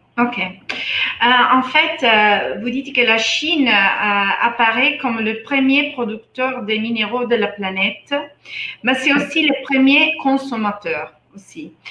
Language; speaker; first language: French; non-native, fluent; Italian